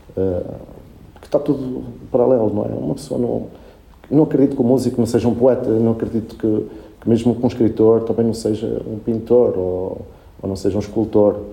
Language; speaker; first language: Portuguese; early bilingual, other home language; Spanish